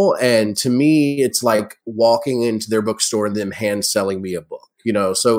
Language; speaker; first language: English; native; English